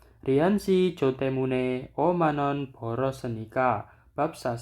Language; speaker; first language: Korean; non-native, learner; Indonesian